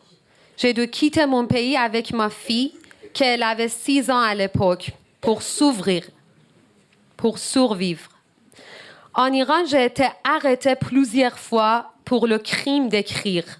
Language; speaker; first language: French; non-native, learner; Persian